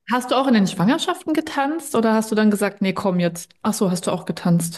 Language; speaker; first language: German; native; German